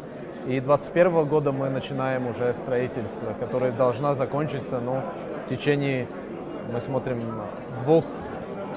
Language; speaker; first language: Russian; non-native, local second language; Latvian